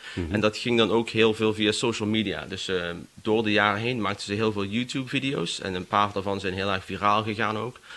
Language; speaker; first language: Dutch; native; Dutch